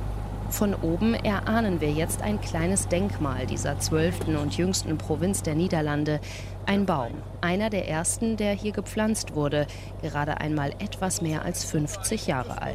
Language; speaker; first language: German; native; German